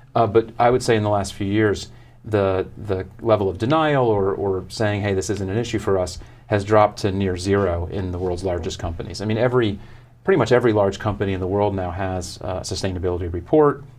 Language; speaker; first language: English; native; English